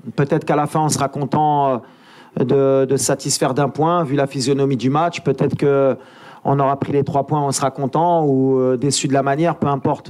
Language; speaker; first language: French; native; French